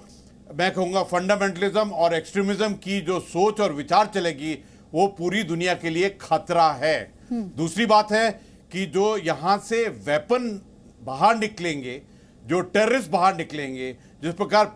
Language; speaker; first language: Hindi; native; Hindi